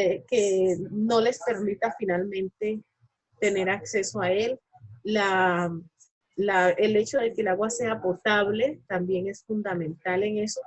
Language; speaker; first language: Spanish; native; Spanish